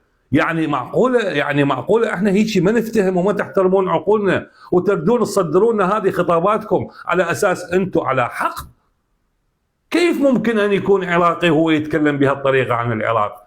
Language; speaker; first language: Arabic; native; Arabic